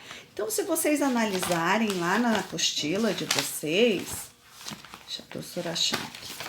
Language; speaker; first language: Portuguese; native; Portuguese